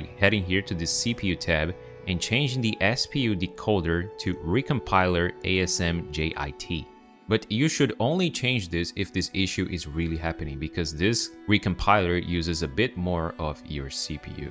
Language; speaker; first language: English; non-native, fluent; Portuguese